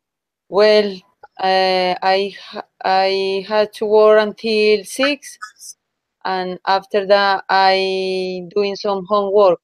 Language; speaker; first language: English; non-native, learner; Spanish